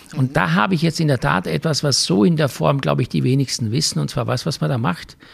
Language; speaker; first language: German; native; German